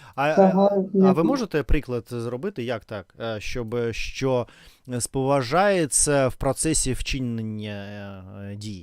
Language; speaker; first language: Ukrainian; non-native, learner; Russian